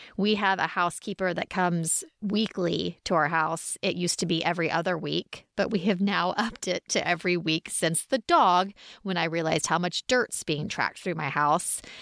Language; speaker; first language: English; native; English